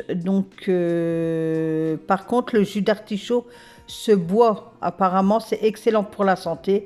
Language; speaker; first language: French; native; French